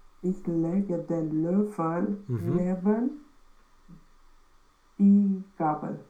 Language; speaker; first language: German; non-native, learner; Romanian